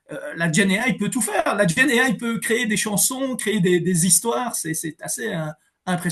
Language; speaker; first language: French; native; French